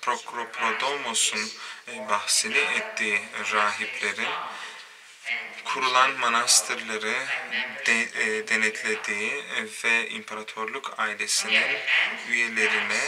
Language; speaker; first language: Turkish; native; Turkish